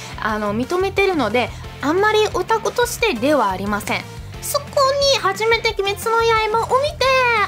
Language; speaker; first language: Japanese; non-native, fluent; Italian